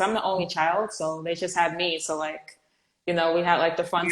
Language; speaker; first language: English; native; English